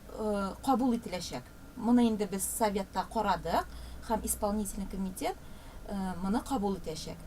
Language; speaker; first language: Tatar; native; Tatar